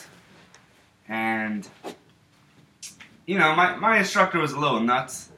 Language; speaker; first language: English; native; English